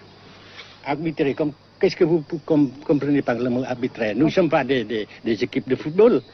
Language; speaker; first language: French; non-native, local second language; Vietnamese